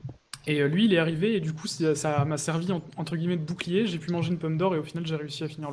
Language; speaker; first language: French; native; French